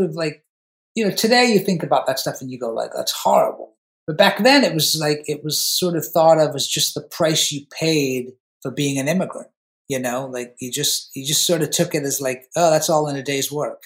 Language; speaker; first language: English; native; English